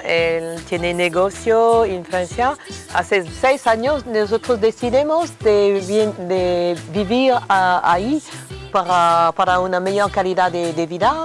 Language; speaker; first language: Spanish; non-native, learner; French